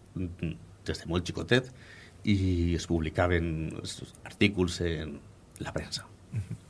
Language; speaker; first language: Catalan; native; Catalan